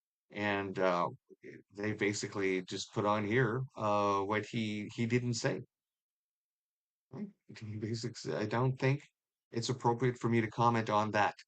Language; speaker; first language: English; native; English